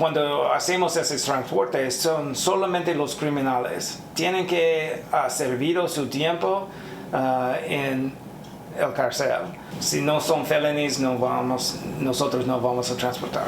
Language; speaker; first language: Spanish; non-native, learner; English